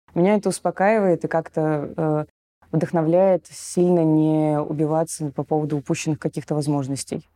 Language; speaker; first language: Russian; native; Russian